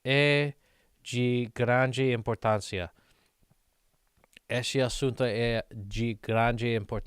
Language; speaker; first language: Portuguese; non-native, learner; English